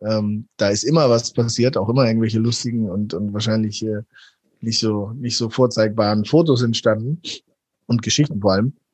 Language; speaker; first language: German; native; German